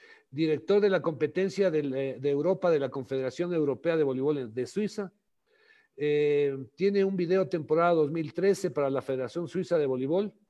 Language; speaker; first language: Spanish; native; Spanish